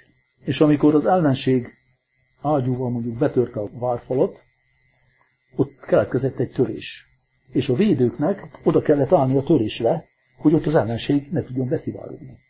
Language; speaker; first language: Hungarian; native; Hungarian